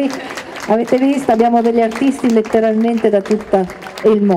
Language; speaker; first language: Italian; native; Italian